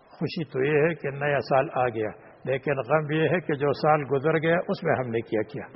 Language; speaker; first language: Urdu; native; Urdu